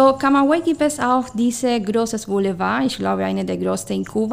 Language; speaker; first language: German; non-native, fluent; Spanish